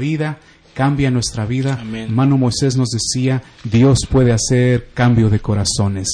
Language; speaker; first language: Spanish; native; Spanish